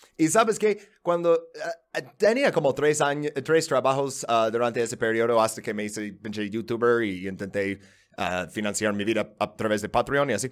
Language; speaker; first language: Spanish; non-native, fluent; English